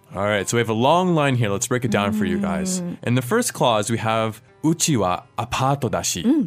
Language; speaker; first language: English; native; English